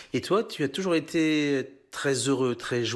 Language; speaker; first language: French; native; French